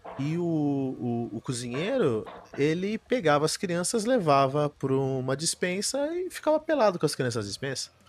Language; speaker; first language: Portuguese; early bilingual, heritage; Portuguese